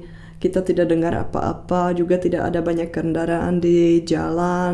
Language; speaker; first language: Indonesian; non-native, fluent; Czech